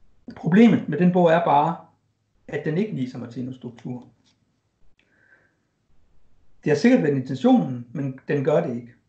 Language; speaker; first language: Danish; native; Danish